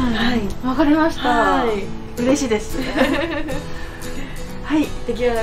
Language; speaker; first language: Japanese; non-native, fluent; Cantonese